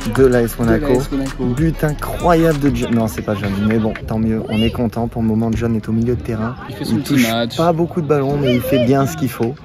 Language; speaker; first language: French; native; French